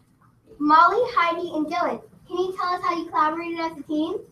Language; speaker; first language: English; native; English